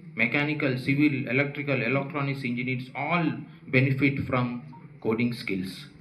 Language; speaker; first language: English; non-native, local second language; Telugu